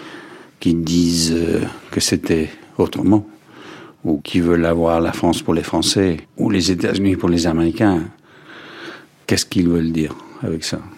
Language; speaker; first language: French; non-native, fluent; Danish